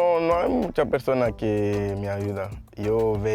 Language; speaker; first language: Spanish; non-native, learner; Portuguese